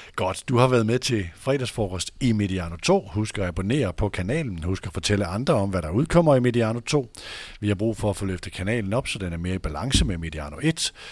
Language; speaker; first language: Danish; native; Danish